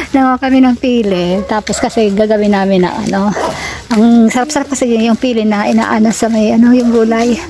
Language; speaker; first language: Filipino; non-native, local second language; Bikol